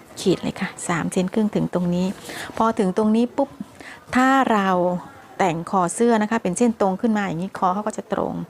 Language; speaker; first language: Thai; native; Thai